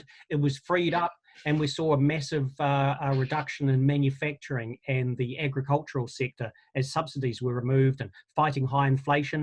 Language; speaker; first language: English; native; English